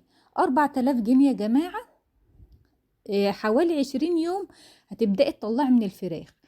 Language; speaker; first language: Arabic; native; Arabic